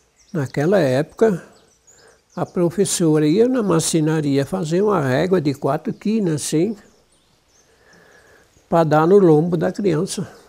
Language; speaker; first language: Portuguese; non-native, local second language; German